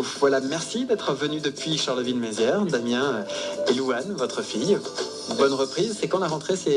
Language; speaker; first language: French; native; French